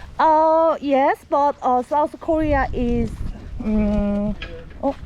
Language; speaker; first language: English; non-native, learner; Korean